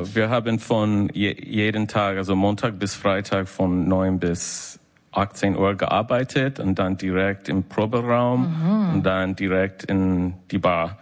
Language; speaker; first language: German; non-native, fluent; English